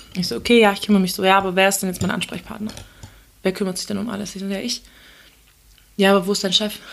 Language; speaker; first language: German; early bilingual, other home language; Turkish